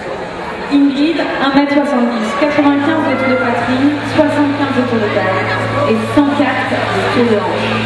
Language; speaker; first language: French; native; French